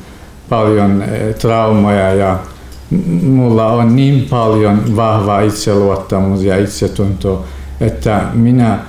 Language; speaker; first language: Finnish; non-native, fluent; Kurdish